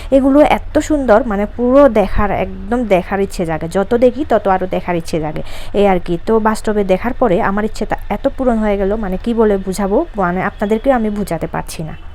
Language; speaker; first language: Bangla; non-native, local second language; Chakma